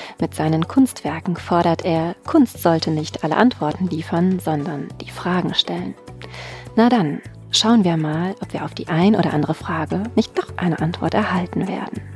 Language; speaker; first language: German; native; German